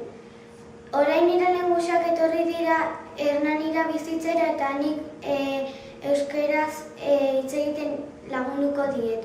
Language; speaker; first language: Basque; early bilingual, other home language; Arabic